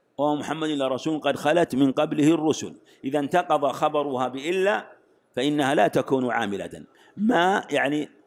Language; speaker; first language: Arabic; native; Arabic